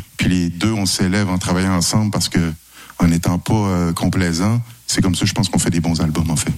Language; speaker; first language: French; native; French